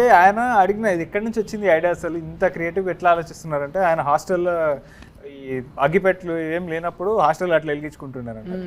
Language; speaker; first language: Telugu; native; Telugu